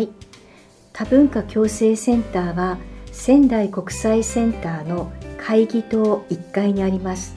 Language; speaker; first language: Japanese; native; Japanese